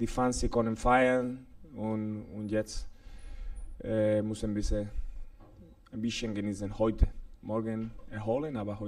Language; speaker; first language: German; non-native, learner; Spanish